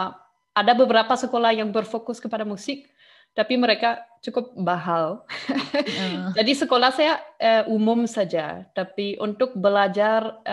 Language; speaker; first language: Indonesian; non-native, fluent; German